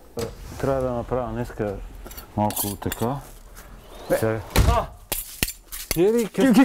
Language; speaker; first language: French; non-native, fluent; Bulgarian